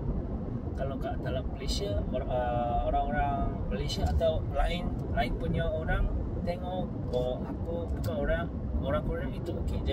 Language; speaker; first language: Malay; non-native, fluent; Korean